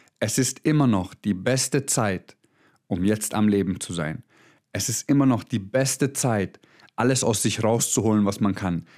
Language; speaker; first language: German; early bilingual, other home language; Croatian